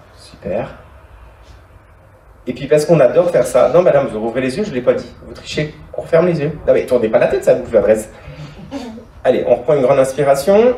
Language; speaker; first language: French; native; French